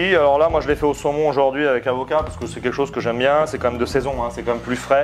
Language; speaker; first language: French; native; French